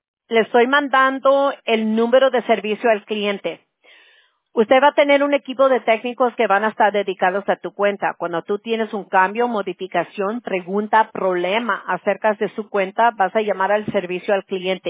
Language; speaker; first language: Spanish; early bilingual, other home language; English